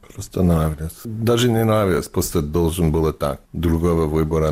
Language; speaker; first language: Russian; non-native, fluent; English